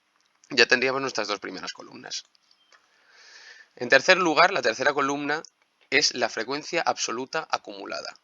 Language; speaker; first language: Spanish; native; Spanish